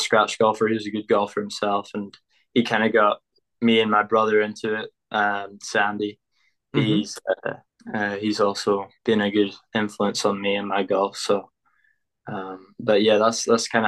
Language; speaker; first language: English; native; English